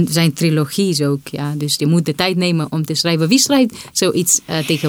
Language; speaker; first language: Dutch; non-native, fluent; Romanian